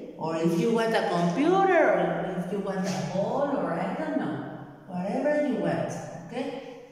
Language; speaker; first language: English; non-native, fluent; Spanish